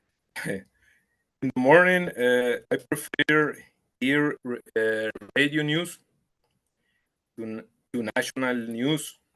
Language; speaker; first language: English; non-native, learner; Spanish